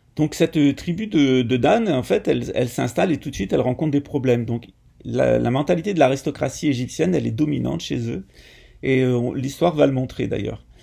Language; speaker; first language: French; native; French